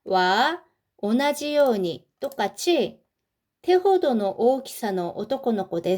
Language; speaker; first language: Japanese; non-native, fluent; Korean